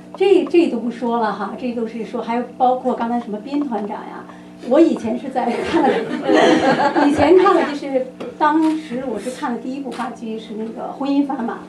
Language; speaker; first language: Chinese; native; Chinese